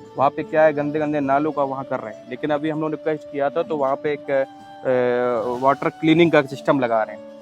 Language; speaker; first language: Hindi; native; Hindi